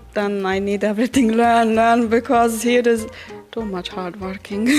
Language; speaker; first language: English; non-native, learner; German